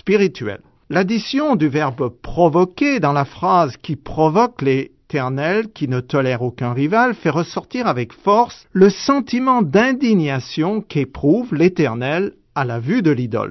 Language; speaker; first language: French; native; French